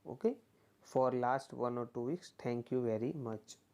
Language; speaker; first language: English; non-native, local second language; Gujarati